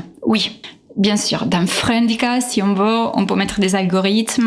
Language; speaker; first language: French; non-native, fluent; Italian